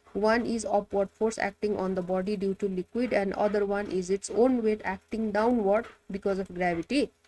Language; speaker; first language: English; non-native, local second language; Nepali